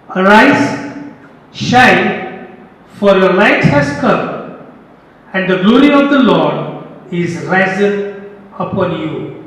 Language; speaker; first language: English; non-native, local second language; Marathi